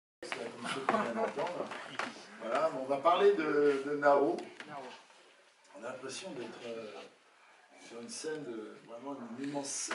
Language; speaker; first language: French; native; French